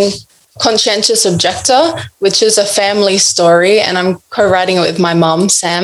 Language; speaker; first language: English; native; English